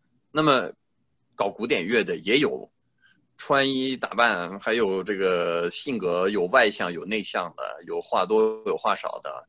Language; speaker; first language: Chinese; non-native, fluent; French